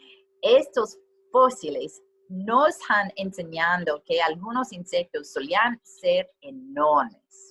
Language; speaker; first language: Spanish; non-native, learner; English